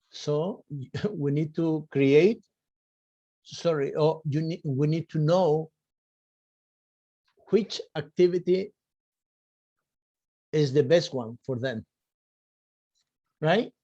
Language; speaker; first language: English; non-native, fluent; Spanish